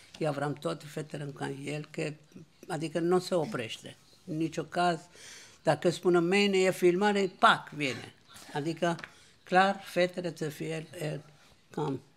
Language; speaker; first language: Romanian; non-native, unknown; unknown